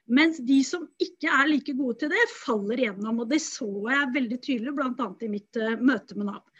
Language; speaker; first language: Norwegian; native; Norwegian